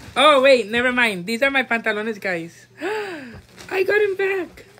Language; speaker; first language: English; native; English